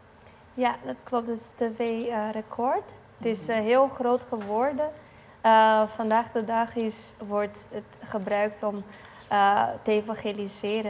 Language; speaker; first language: Dutch; non-native, fluent; Portuguese